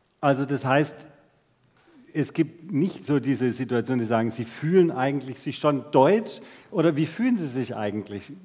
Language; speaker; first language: German; native; German